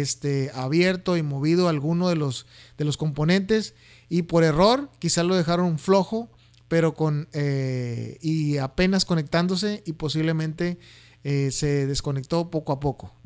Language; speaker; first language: Spanish; native; Spanish